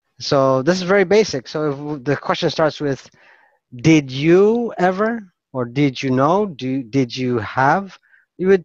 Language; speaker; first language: English; non-native, fluent; Filipino